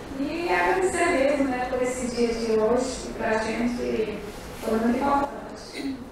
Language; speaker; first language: Portuguese; native; Portuguese